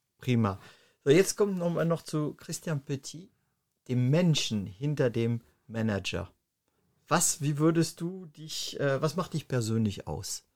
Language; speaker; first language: German; native; German